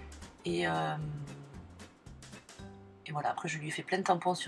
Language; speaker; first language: French; native; French